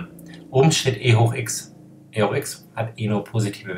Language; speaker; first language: German; native; German